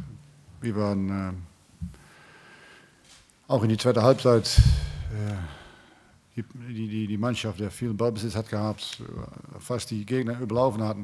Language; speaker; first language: German; non-native, fluent; Dutch